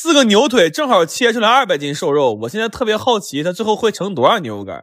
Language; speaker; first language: Chinese; native; Chinese